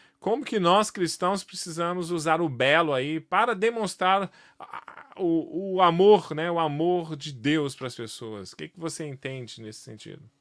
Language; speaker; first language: Portuguese; native; Portuguese